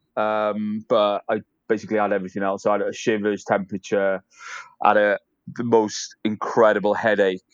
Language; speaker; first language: English; native; English